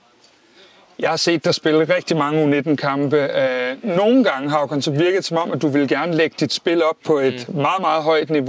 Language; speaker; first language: Danish; native; Danish